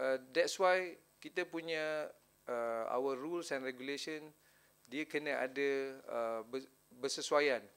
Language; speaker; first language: English; non-native, local second language; Malay